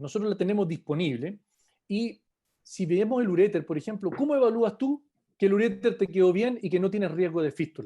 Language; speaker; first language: Spanish; native; Spanish